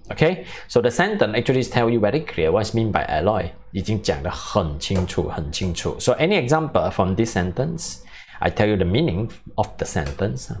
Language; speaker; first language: English; non-native, local second language; Chinese